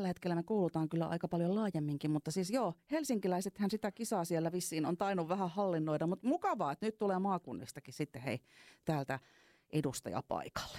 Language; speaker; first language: Finnish; native; Finnish